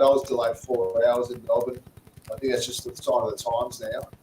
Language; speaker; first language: English; native; English